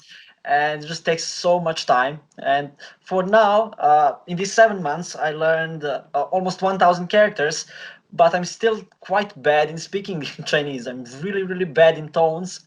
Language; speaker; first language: English; non-native, fluent; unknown